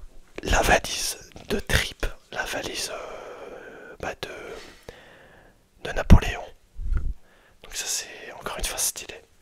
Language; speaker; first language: French; native; French